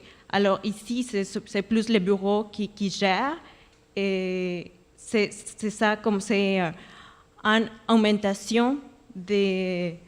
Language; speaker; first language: French; non-native, fluent; Spanish